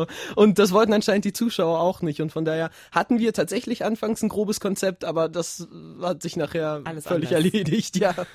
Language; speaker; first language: German; native; German